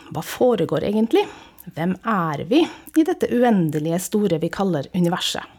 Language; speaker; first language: Norwegian; native; Norwegian